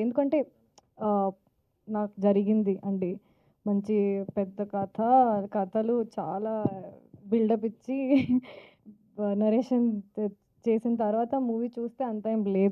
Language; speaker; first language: Telugu; non-native, fluent; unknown